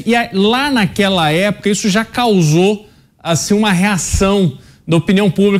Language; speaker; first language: Portuguese; native; Portuguese